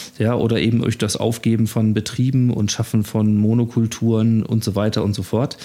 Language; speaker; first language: German; native; German